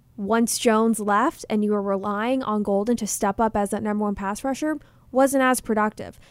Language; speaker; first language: English; native; English